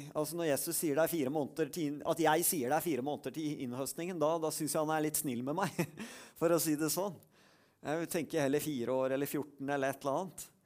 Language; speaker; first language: Norwegian; native; Norwegian